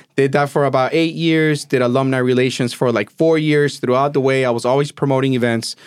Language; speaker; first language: English; early bilingual, other home language; Spanish